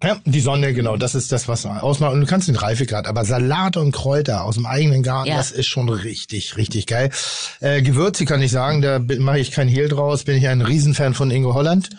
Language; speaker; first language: German; native; German